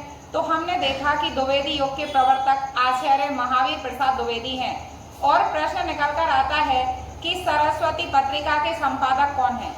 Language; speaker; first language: Hindi; native; Hindi